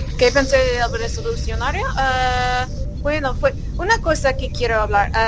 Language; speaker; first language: Spanish; non-native, learner; English